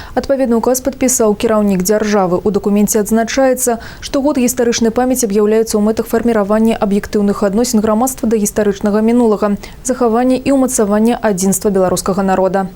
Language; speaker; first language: Belarusian; native; Belarusian